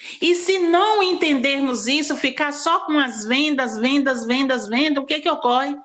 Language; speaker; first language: Portuguese; native; Portuguese